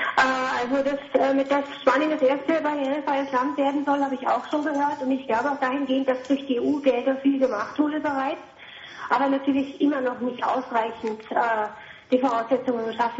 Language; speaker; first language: German; native; German